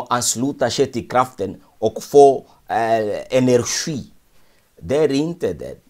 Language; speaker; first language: Swedish; non-native, fluent; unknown